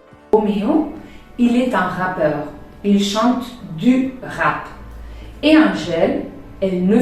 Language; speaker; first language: French; non-native, fluent; Spanish